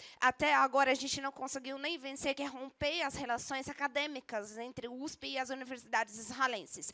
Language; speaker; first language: Portuguese; non-native, fluent; Arabic